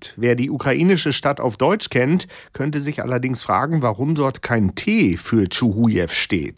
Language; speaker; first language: German; native; German